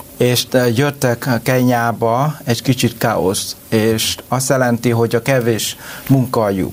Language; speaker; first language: Hungarian; non-native, learner; Vietnamese